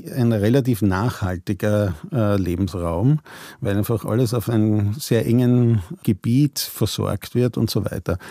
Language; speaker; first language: German; native; German